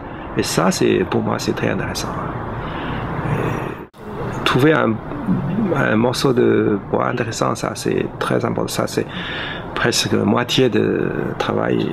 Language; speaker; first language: French; non-native, learner; Chinese